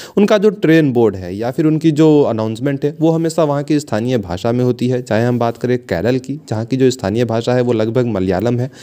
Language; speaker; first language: Hindi; native; Hindi